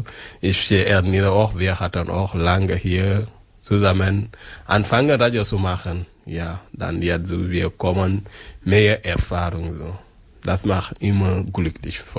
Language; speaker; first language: German; non-native, learner; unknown